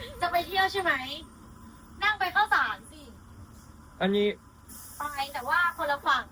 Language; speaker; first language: Thai; native; Thai